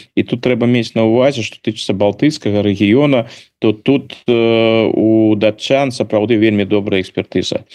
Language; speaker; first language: Belarusian; native; Belarusian